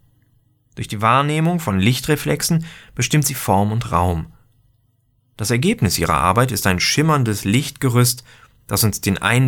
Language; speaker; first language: German; native; German